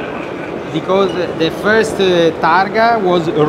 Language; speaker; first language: English; non-native, learner; Italian